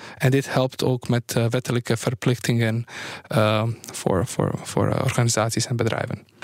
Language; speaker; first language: Dutch; non-native, fluent; Bosnian